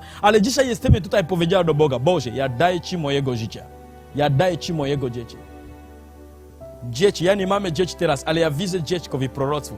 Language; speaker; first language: Polish; non-native, learner; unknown